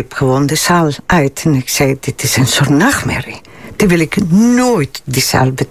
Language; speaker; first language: Dutch; non-native, fluent; Spanish